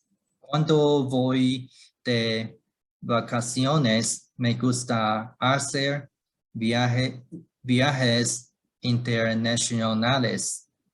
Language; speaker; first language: Spanish; non-native, learner; Chinese